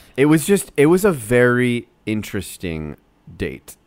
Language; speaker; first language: English; native; English